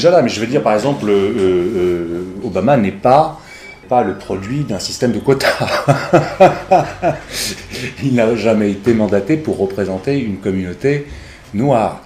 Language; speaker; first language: French; native; French